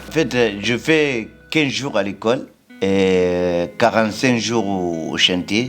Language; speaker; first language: French; non-native, learner; Arabic